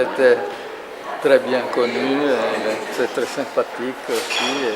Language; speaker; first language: French; non-native, fluent; Italian